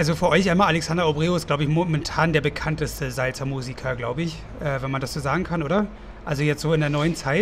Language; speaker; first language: German; native; German